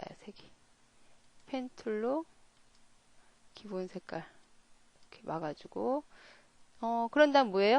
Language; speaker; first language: Korean; native; Korean